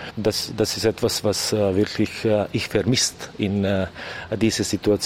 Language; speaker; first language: German; non-native, learner; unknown